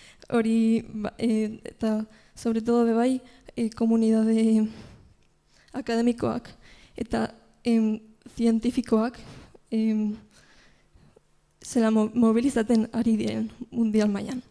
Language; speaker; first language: Basque; non-native, local second language; Spanish